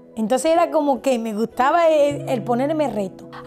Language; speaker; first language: Spanish; native; Spanish